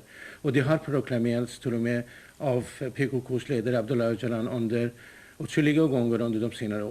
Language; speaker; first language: Swedish; non-native, fluent; Kurdish